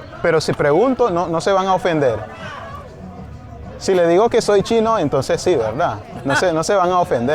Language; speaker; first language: Spanish; non-native, fluent; English